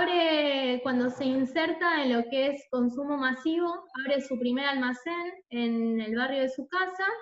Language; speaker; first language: Spanish; native; Spanish